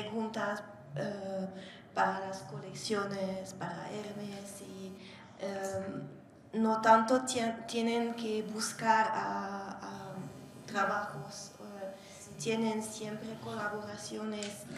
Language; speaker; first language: Spanish; non-native, learner; Hungarian